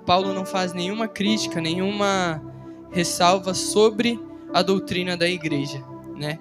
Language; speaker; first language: Portuguese; native; Portuguese